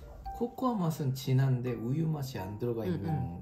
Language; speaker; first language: Korean; non-native, fluent; Japanese